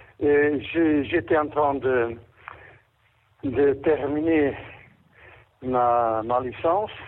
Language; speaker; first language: French; non-native, fluent; Portuguese